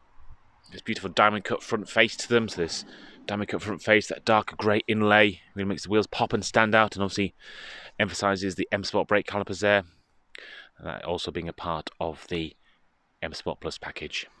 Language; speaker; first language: English; native; English